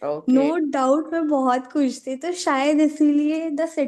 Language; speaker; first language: Hindi; native; Hindi